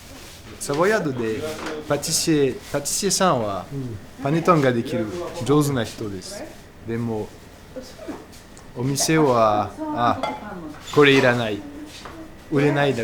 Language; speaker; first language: Japanese; non-native, learner; French